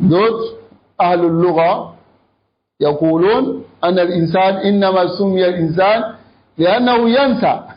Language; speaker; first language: Arabic; non-native, fluent; French